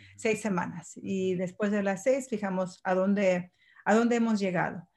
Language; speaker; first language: Spanish; early bilingual, heritage; Spanish